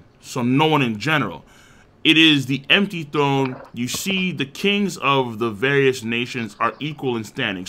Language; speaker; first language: English; native; English